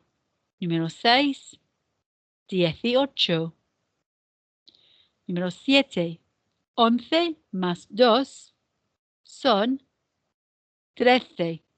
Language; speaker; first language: Spanish; non-native, fluent; English